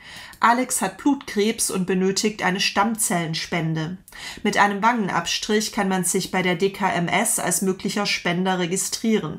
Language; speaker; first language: German; native; German